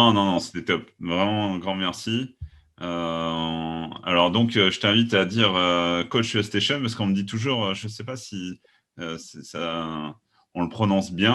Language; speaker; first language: French; native; French